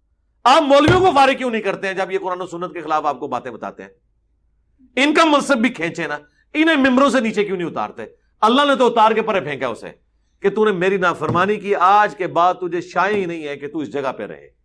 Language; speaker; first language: Urdu; native; Urdu